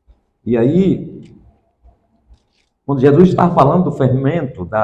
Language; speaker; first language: Portuguese; native; Portuguese